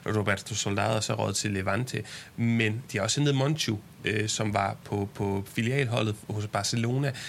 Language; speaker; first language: Danish; native; Danish